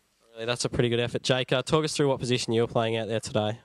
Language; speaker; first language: English; native; English